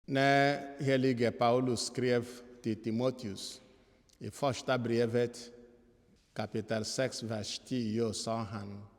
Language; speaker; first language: Swedish; non-native, fluent; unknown